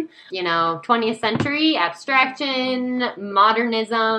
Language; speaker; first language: English; native; English